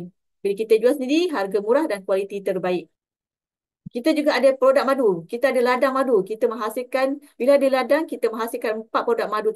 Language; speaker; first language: Malay; native; Malay